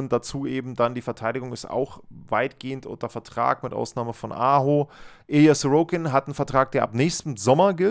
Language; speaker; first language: German; native; German